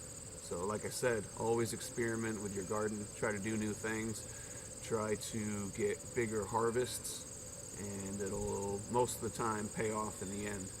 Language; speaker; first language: English; native; English